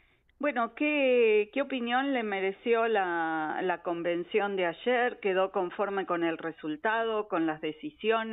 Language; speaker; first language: Spanish; native; Spanish